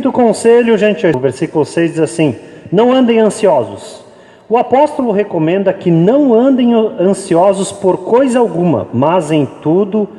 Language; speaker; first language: Portuguese; native; Portuguese